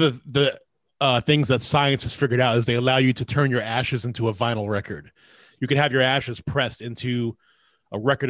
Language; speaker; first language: English; native; English